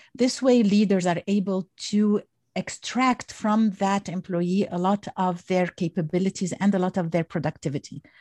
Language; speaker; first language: English; non-native, fluent; Arabic